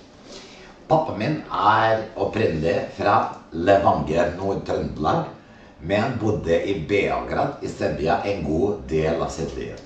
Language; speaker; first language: Norwegian; non-native, fluent; Serbian